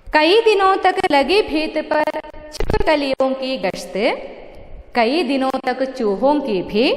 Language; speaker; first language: Hindi; non-native, local second language; Malayalam